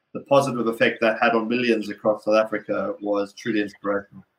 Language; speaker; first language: English; native; English